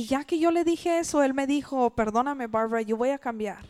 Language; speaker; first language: Spanish; early bilingual, heritage; English